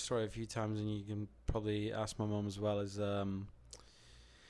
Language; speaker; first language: English; native; English